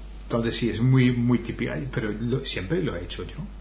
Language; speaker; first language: Spanish; non-native, fluent; English